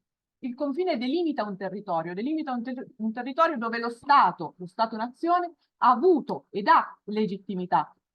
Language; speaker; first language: Italian; native; Italian